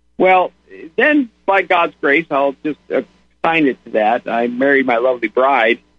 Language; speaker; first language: English; native; English